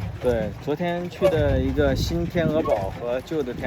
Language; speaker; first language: Chinese; native; Chinese